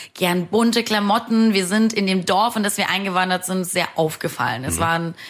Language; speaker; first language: German; early bilingual, other home language; Romanian